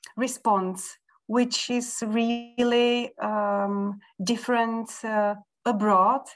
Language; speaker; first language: English; non-native, fluent; Czech